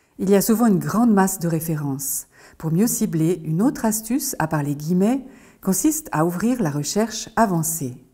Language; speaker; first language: French; native; French